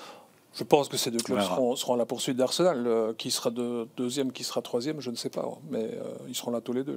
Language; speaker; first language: French; native; French